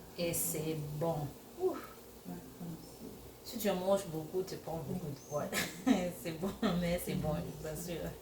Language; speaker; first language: French; non-native, local second language; Lingala